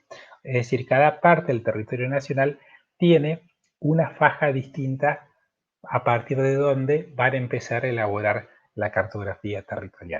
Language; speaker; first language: Spanish; native; Spanish